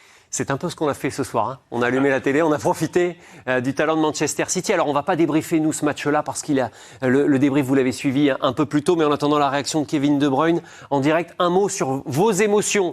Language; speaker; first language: French; native; French